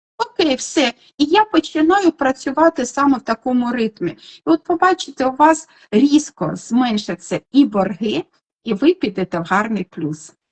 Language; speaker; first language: Ukrainian; non-native, local second language; Russian